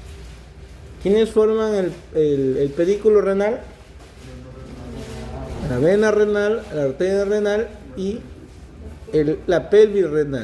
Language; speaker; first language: Spanish; native; Spanish